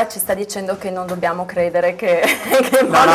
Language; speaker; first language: Italian; native; Italian